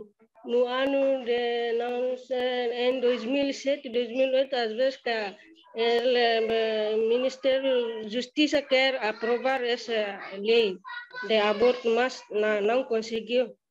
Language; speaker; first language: Portuguese; non-native, local second language; Tetum